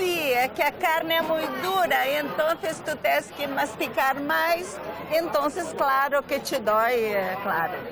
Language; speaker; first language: Portuguese; early bilingual, other home language; Galician